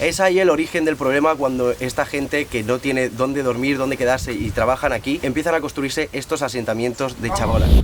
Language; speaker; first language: Spanish; native; Spanish